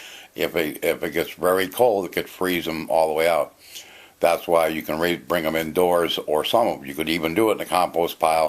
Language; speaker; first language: English; native; English